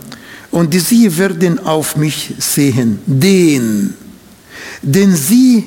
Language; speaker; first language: German; non-native, fluent; Arabic